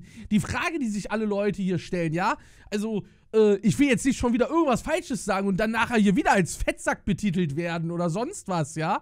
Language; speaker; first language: German; native; German